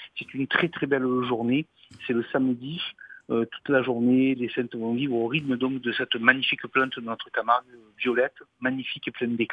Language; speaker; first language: French; native; French